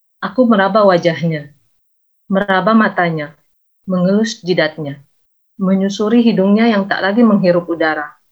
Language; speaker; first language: Indonesian; native; Indonesian